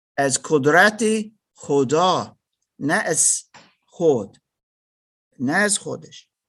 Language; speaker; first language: Persian; non-native, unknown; English